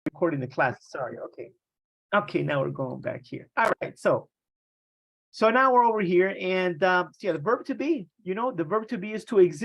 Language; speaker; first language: English; non-native, fluent; Spanish